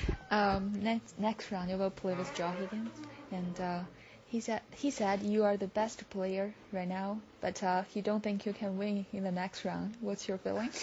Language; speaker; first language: English; non-native, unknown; Chinese